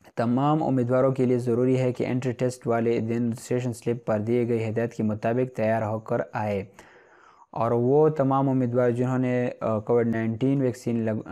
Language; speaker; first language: Urdu; non-native, local second language; Pashto